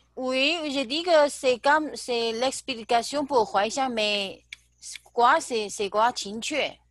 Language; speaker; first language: French; non-native, learner; Chinese